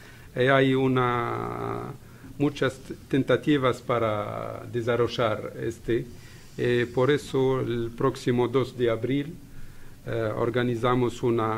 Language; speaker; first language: Spanish; non-native, fluent; Arabic